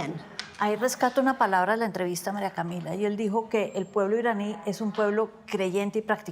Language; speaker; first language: Spanish; native; Spanish